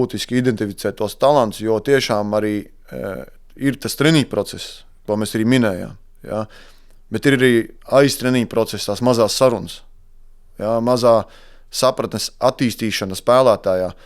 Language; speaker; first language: Latvian; native; Latvian